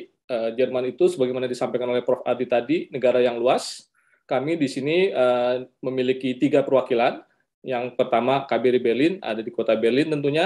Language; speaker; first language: Indonesian; native; Indonesian